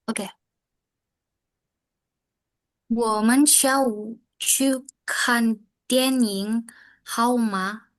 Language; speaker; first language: Chinese; non-native, learner; Indonesian